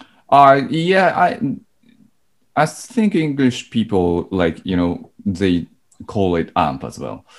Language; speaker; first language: English; non-native, fluent; Japanese